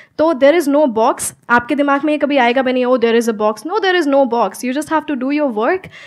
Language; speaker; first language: Hindi; native; Hindi